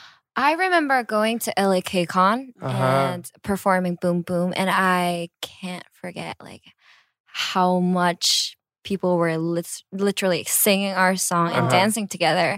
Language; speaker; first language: English; non-native, fluent; Korean